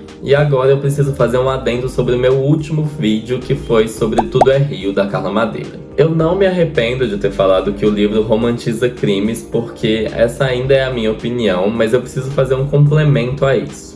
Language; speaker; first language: Portuguese; native; Portuguese